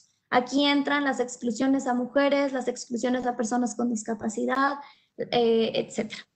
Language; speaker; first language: Spanish; native; Spanish